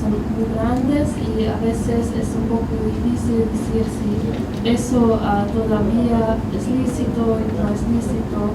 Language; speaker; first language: Spanish; non-native, fluent; German